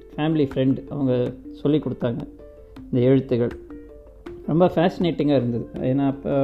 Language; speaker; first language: Tamil; non-native, local second language; Kannada